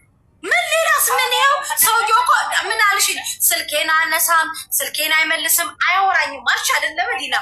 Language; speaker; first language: Arabic; non-native, learner; Amharic